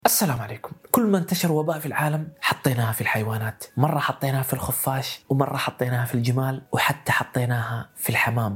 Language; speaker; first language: Arabic; native; Arabic